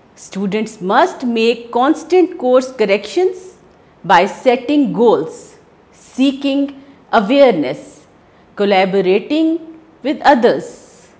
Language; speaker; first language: English; non-native, local second language; Hindi